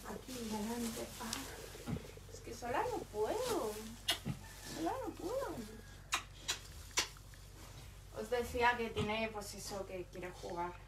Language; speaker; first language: Spanish; native; Spanish